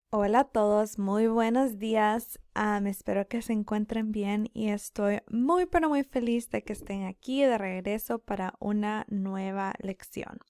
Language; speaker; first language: Spanish; early bilingual, other home language; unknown